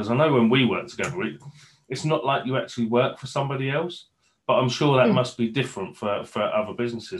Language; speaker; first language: English; native; English